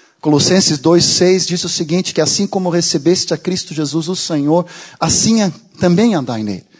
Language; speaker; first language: Portuguese; non-native, fluent; Swedish